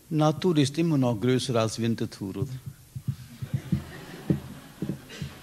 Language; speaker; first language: German; non-native, learner; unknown